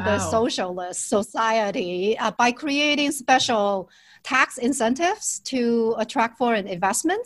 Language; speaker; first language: English; non-native, fluent; Chinese